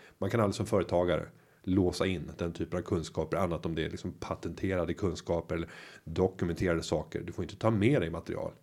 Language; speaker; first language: Swedish; native; Swedish